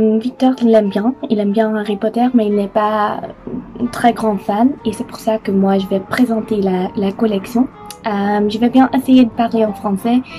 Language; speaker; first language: French; non-native, learner; Dutch